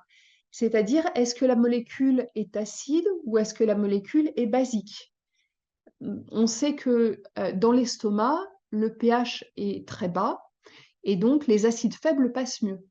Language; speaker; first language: French; native; French